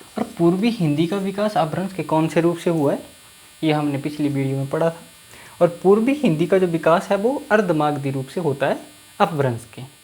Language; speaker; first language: Hindi; native; Hindi